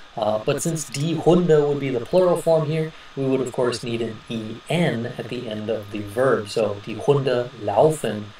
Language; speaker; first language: English; native; English